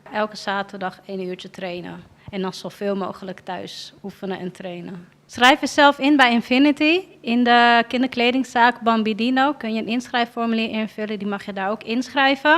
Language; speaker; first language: Dutch; native; Dutch